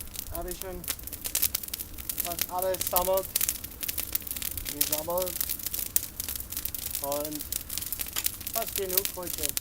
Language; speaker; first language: German; non-native, learner; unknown